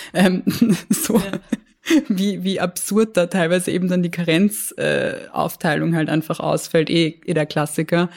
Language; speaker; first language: German; native; German